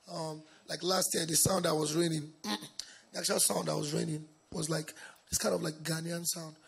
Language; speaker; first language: English; non-native, local second language; Yoruba